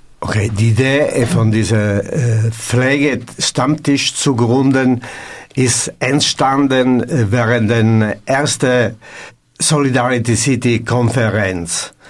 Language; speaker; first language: German; non-native, learner; Italian